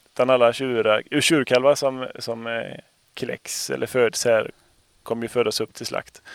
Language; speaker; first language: Swedish; native; Swedish